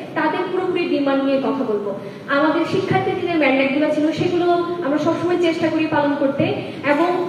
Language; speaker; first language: Bangla; non-native, local second language; Chakma